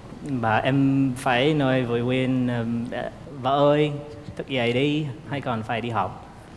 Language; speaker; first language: Vietnamese; non-native, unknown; English